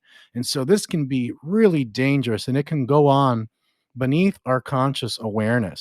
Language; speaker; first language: English; native; English